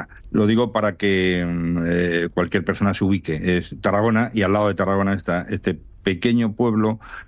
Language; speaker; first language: Spanish; native; Spanish